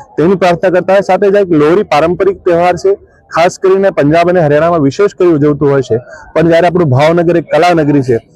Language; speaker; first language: Gujarati; non-native, local second language; Sindhi